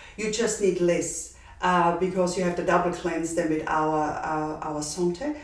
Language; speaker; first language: English; non-native, fluent; German